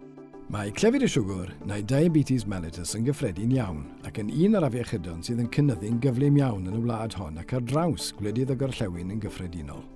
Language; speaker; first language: Welsh; native; Welsh